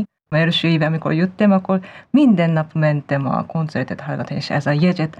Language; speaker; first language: Hungarian; non-native, learner; Japanese